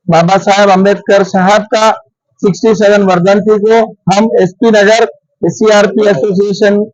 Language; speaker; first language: Hindi; non-native, local second language; Telugu